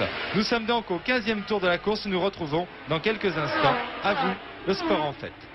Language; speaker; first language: French; native; French